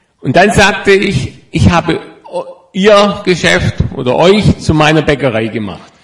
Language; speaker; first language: German; native; German